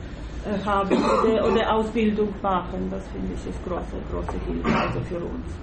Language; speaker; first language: German; non-native, fluent; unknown